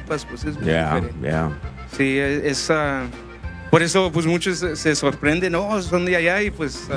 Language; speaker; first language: Spanish; early bilingual, heritage; Spanish